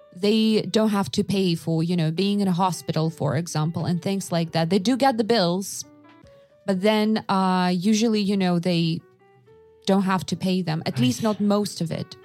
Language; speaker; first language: English; non-native, fluent; Russian